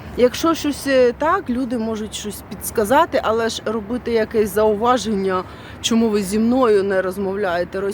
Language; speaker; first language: Ukrainian; non-native, local second language; Russian